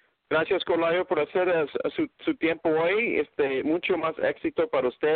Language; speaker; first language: Spanish; early bilingual, heritage; Spanish